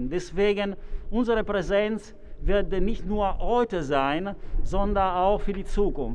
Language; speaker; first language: German; non-native, fluent; Italian